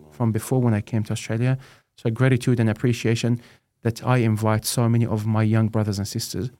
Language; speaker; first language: English; non-native, fluent; Arabic